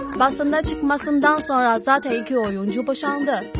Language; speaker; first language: Turkish; non-native, fluent; Chinese